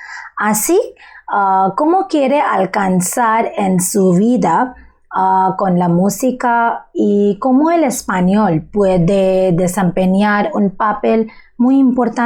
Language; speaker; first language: Spanish; non-native, learner; Bangla